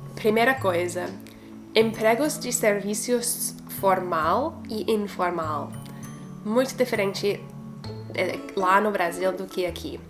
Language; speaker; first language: Portuguese; non-native, fluent; English